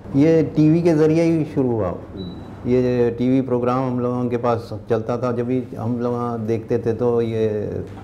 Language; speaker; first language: Hindi; non-native, local second language; Urdu